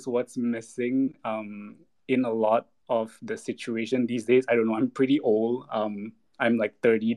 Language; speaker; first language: English; non-native, local second language; Malay